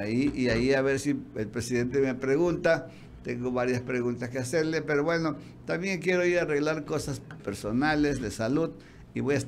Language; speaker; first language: Spanish; native; Spanish